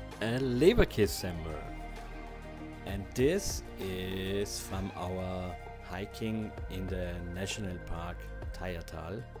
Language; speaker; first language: English; non-native, fluent; German